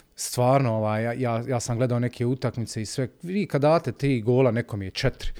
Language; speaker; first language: Bosnian; native; Bosnian